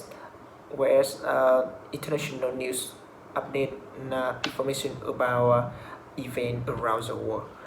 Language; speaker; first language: English; non-native, learner; Vietnamese